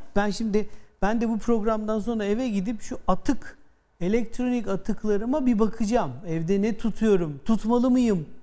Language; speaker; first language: Turkish; native; Turkish